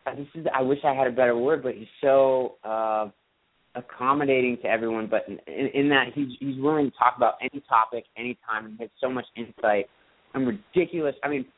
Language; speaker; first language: English; native; English